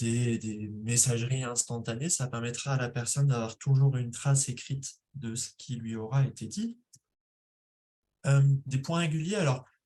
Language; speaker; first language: French; native; French